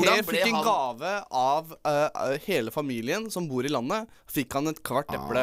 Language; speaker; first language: Norwegian; native; Norwegian